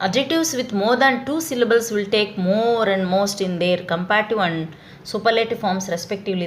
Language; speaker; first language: English; non-native, local second language; Telugu